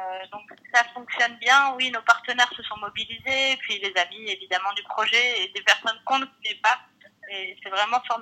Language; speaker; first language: French; native; French